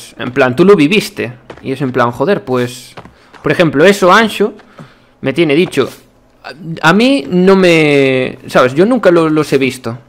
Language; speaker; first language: Spanish; native; Spanish